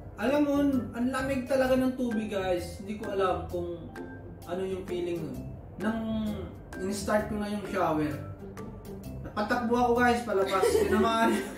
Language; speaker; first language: Filipino; non-native, local second language; Cebuano